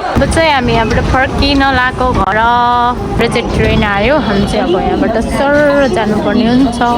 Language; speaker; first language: Nepali; native; Nepali